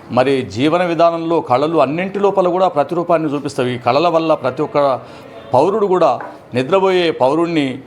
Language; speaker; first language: Telugu; native; Telugu